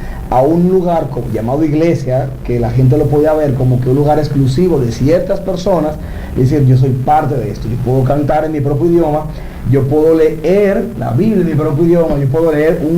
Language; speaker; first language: Spanish; native; Spanish